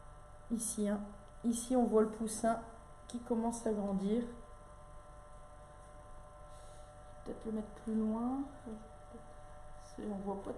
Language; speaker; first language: French; native; French